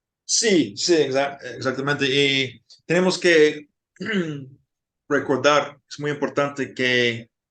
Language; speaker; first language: Spanish; non-native, fluent; English